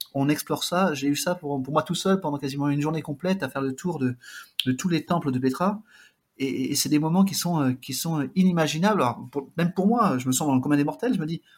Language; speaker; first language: French; native; French